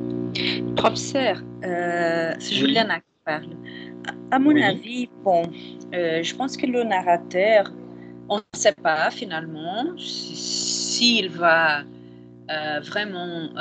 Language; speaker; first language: French; non-native, fluent; Portuguese